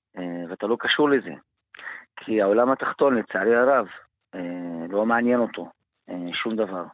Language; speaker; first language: Hebrew; non-native, local second language; Arabic